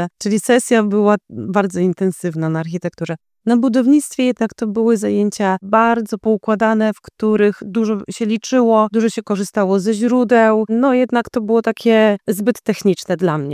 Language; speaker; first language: Polish; native; Polish